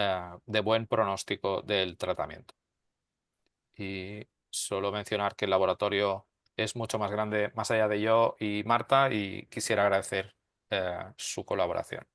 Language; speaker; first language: Spanish; native; Spanish